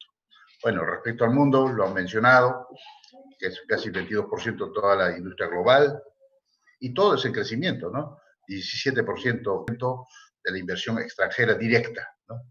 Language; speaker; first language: Spanish; native; Spanish